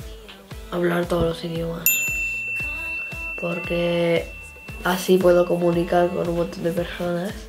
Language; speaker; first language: Spanish; early bilingual, heritage; Spanish